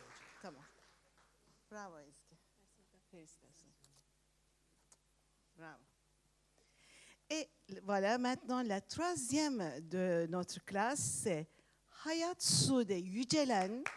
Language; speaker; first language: French; non-native, fluent; Turkish